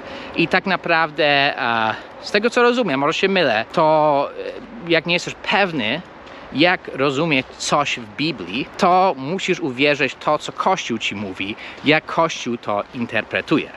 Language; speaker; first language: Polish; non-native, fluent; English